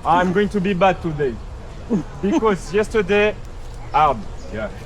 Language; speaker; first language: English; non-native, learner; French